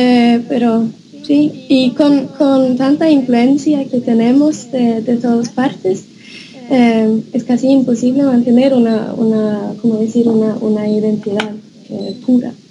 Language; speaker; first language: Spanish; non-native, fluent; Norwegian